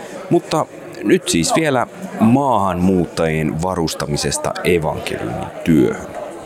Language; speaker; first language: Finnish; native; Finnish